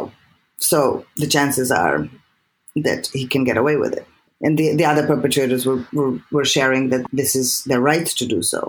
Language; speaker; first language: English; non-native, fluent; Serbian